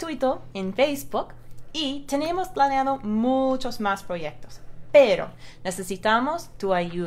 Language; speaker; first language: Spanish; non-native, fluent; English